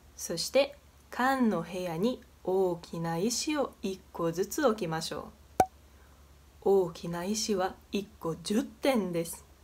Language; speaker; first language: Japanese; non-native, fluent; Portuguese